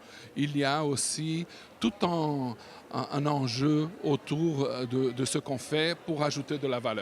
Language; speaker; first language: French; non-native, fluent; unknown